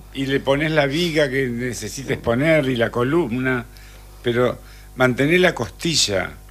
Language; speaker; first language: Spanish; native; Spanish